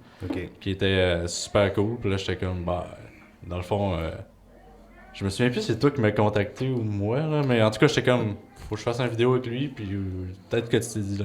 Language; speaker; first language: French; native; French